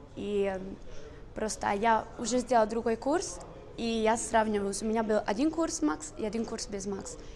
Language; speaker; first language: Russian; early bilingual, heritage; Italian